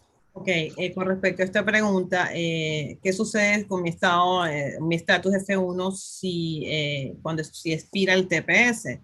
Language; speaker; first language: Spanish; native; Spanish